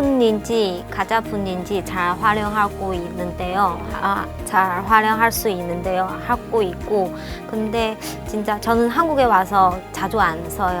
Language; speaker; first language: Korean; non-native, fluent; Chinese